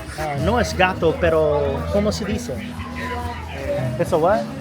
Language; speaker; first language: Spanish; non-native, learner; English